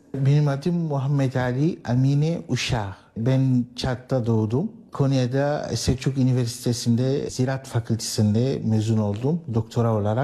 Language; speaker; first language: Turkish; non-native, learner; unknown